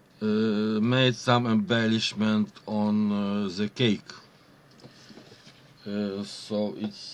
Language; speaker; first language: English; non-native, learner; Ukrainian